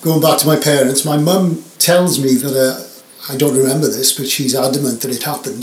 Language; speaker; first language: English; native; English